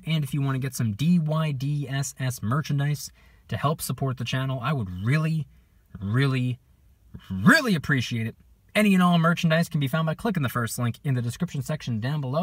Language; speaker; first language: English; native; English